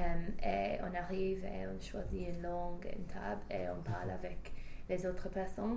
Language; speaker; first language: French; non-native, fluent; English